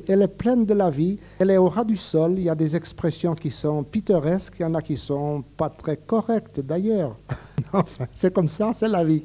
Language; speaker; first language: French; native; French